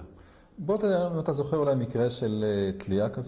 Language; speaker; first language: Hebrew; native; Hebrew